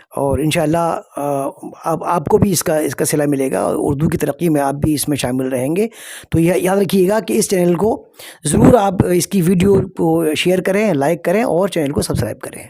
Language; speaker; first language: Urdu; native; Urdu